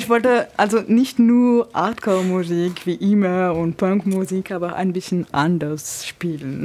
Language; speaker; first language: German; non-native, learner; French